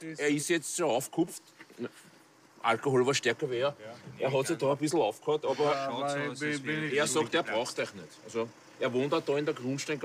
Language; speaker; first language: German; native; German